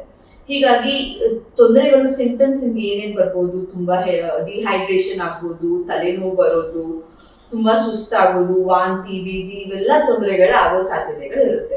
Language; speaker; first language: Kannada; native; Kannada